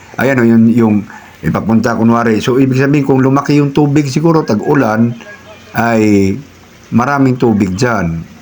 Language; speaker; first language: Filipino; native; Filipino